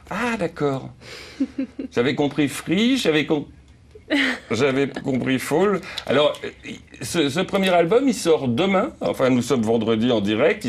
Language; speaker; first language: French; native; French